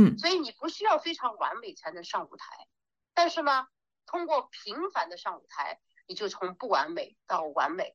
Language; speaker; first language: Chinese; native; Chinese